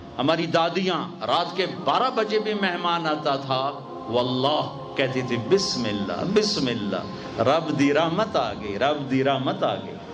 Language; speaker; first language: Urdu; non-native, local second language; Punjabi